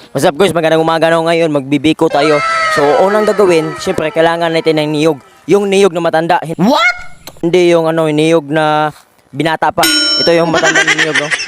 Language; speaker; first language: Filipino; non-native, local second language; Cebuano